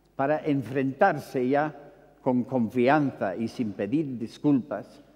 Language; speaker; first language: Spanish; non-native, fluent; English